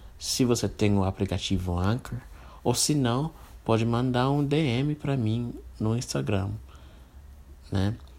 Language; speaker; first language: Portuguese; non-native, fluent; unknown